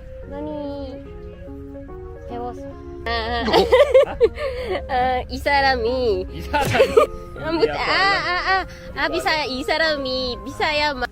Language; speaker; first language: Korean; non-native, learner; Filipino